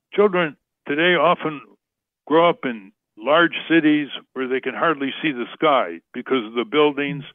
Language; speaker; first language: English; native; English